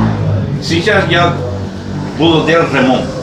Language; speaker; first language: Russian; non-native, learner; Spanish